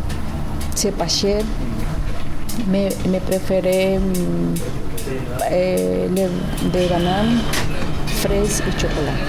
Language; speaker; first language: French; non-native, learner; Spanish